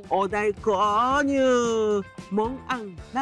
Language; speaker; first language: Vietnamese; non-native, learner; Japanese